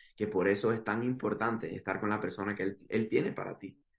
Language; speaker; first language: Spanish; early bilingual, heritage; Spanish